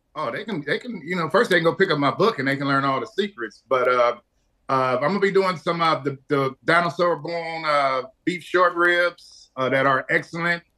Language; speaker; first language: English; native; English